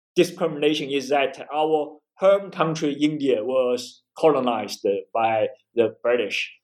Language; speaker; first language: English; non-native, fluent; Chinese